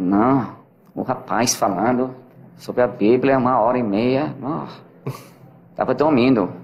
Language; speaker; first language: Portuguese; non-native, learner; English